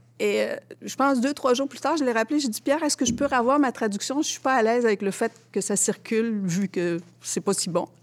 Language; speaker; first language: French; early bilingual, other home language; Arabic